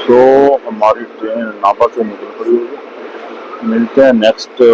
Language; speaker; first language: Hindi; non-native, local second language; Punjabi